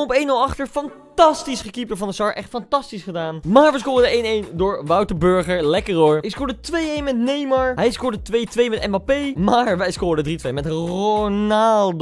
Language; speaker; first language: Dutch; native; Dutch